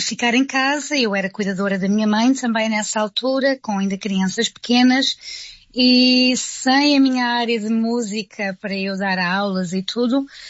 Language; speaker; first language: Portuguese; native; Portuguese